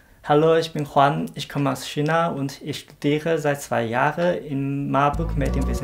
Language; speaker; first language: German; non-native, fluent; Chinese